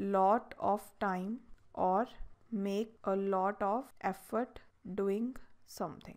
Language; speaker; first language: English; non-native, local second language; Punjabi